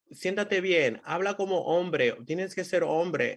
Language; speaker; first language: Spanish; early bilingual, heritage; Spanish